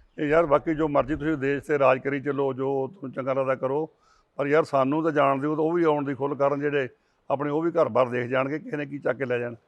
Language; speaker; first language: Punjabi; native; Punjabi